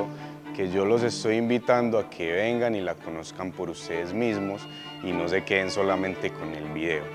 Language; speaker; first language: Spanish; native; Spanish